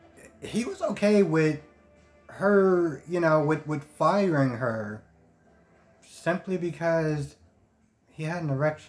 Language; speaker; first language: English; native; English